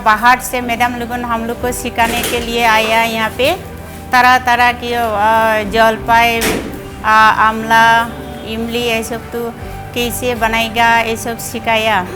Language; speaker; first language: Hindi; non-native, local second language; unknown